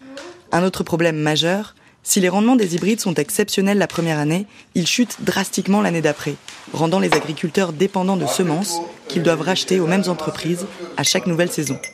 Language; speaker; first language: French; native; French